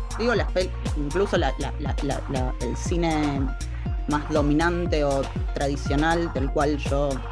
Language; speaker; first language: Spanish; native; Spanish